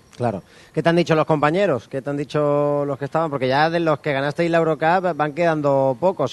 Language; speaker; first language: Spanish; native; Spanish